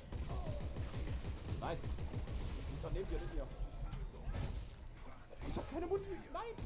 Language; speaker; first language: German; native; German